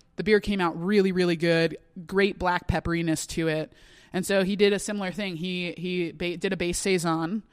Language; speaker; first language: English; native; English